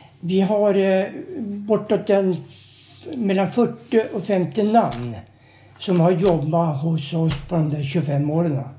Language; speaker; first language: Swedish; native; Swedish